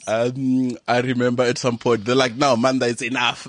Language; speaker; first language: English; non-native, local second language; Venda